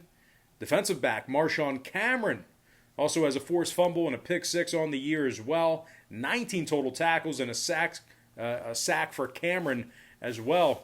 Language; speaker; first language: English; native; English